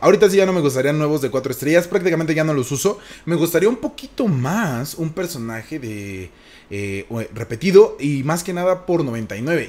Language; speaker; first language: Spanish; native; Spanish